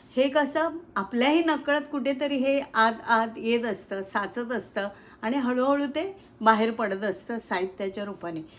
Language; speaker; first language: Marathi; native; Marathi